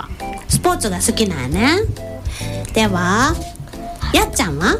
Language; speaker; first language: Japanese; native; Japanese